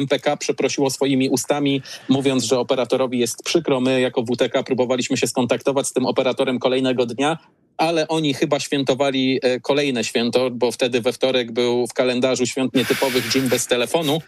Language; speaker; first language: Polish; native; Polish